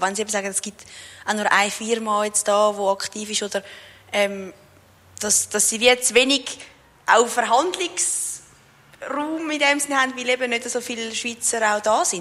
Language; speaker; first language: German; native; German